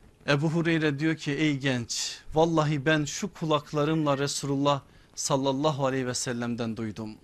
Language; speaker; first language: Turkish; native; Turkish